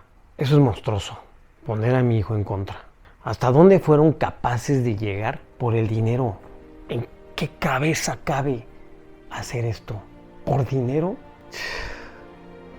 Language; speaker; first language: Spanish; native; Spanish